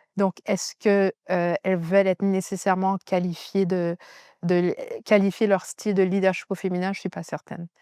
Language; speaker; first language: French; native; French